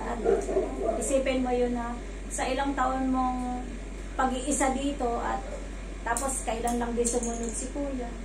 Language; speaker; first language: Filipino; native; Filipino